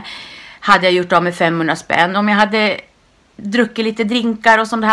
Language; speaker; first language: Swedish; native; Swedish